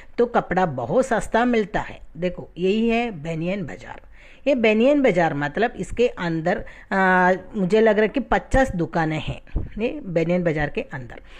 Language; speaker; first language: Hindi; non-native, fluent; Tamil